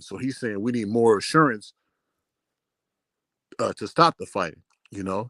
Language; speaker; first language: English; native; English